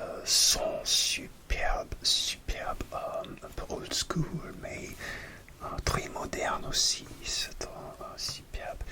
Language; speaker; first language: French; non-native, learner; English